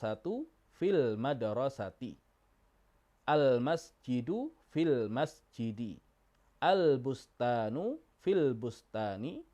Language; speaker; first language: Arabic; non-native, fluent; Indonesian